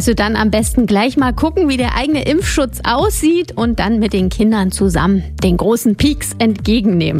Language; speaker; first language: German; native; German